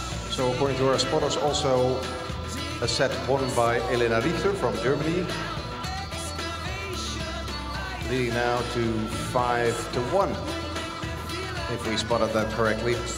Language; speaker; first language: English; non-native, fluent; Dutch